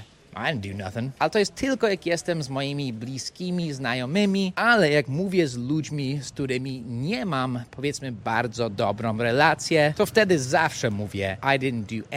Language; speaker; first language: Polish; non-native, fluent; English